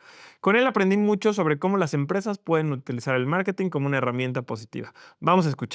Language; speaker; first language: Spanish; native; Spanish